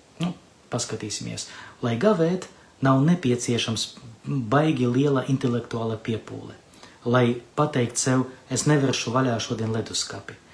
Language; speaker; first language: Latvian; non-native, local second language; Russian